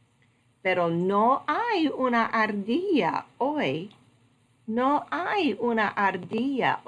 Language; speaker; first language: Spanish; non-native, learner; English